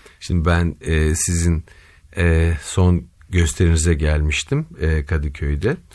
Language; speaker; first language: Turkish; native; Turkish